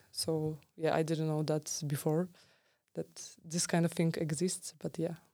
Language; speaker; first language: English; non-native, fluent; Polish